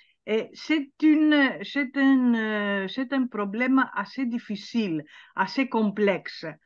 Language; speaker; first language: French; non-native, fluent; Greek